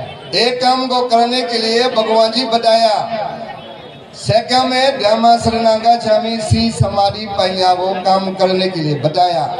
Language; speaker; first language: Hindi; non-native, learner; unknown